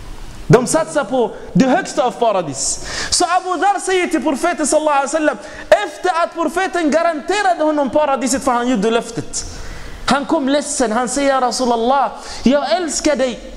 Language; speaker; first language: Swedish; non-native, fluent; Arabic